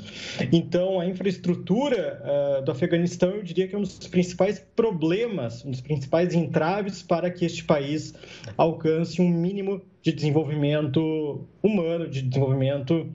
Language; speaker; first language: Portuguese; native; Portuguese